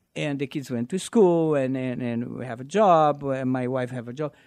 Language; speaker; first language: English; non-native, learner; Portuguese